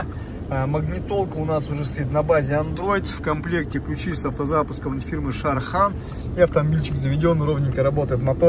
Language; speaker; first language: Russian; native; Russian